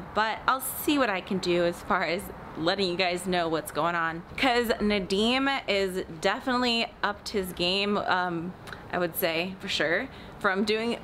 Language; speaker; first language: English; native; English